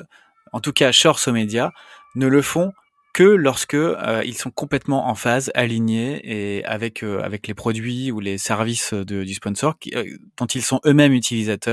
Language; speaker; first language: French; native; French